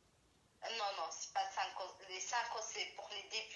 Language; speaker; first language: French; non-native, learner; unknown